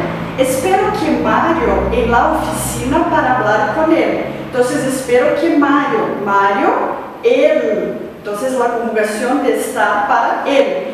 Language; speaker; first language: Spanish; non-native, fluent; Portuguese